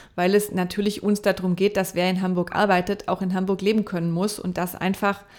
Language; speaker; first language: German; native; German